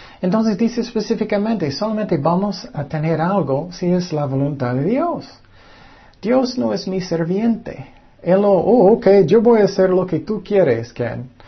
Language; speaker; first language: Spanish; non-native, fluent; English